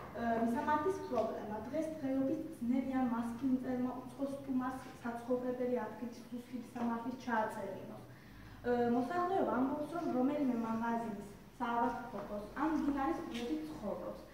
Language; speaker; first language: Georgian; non-native, local second language; Azerbaijani